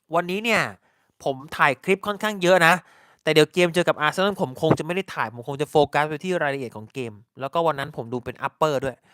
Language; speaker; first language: Thai; native; Thai